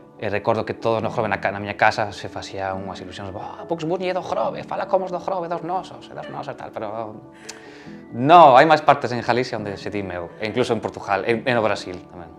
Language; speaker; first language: Galician; native; Galician